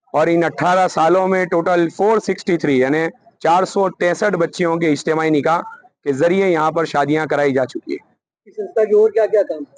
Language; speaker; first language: Hindi; non-native, local second language; Gujarati